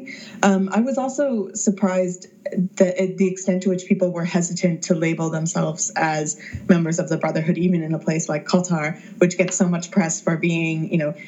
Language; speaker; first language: English; native; English